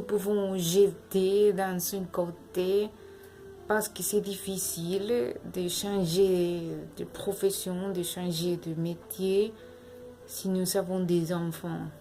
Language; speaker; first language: French; non-native, learner; Spanish